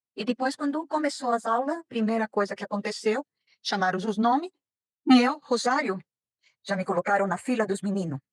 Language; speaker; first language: Portuguese; early bilingual, other home language; Spanish